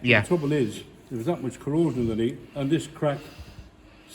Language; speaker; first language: English; native; English